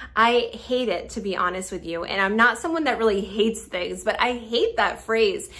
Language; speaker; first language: English; native; English